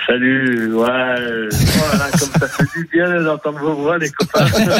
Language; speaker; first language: French; native; French